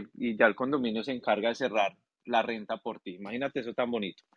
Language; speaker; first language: Spanish; native; Spanish